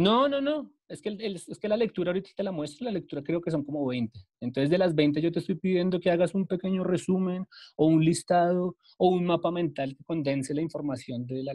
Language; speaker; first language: Spanish; native; Spanish